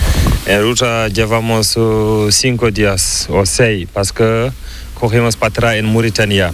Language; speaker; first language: Spanish; non-native, learner; Fula